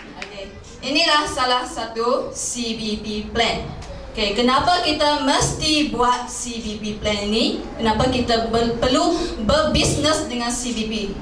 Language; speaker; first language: Malay; non-native, local second language; Chinese